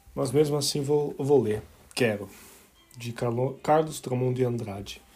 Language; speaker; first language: Portuguese; early bilingual, other home language; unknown